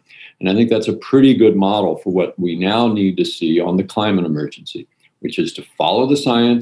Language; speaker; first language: English; native; English